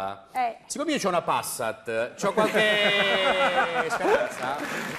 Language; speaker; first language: Italian; native; Italian